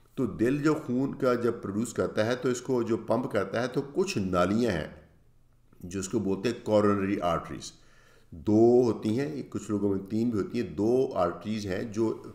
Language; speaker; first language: Urdu; native; Urdu